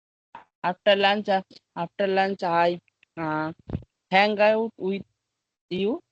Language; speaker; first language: English; non-native, learner; Bangla